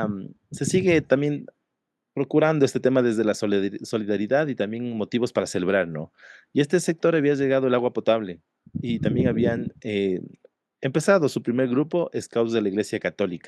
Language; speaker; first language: Spanish; native; Spanish